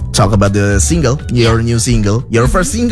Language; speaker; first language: English; non-native, learner; Indonesian